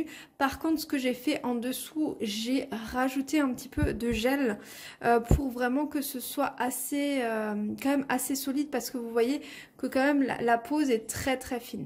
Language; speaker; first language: French; native; French